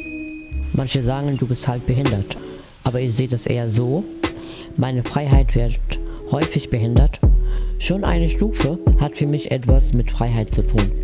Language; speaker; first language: German; non-native, fluent; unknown